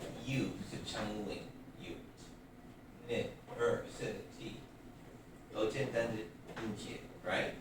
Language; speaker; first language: Chinese; non-native, fluent; English